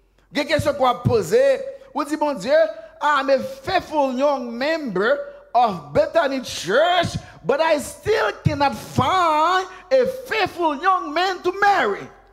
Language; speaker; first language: English; non-native, fluent; Haitian Creole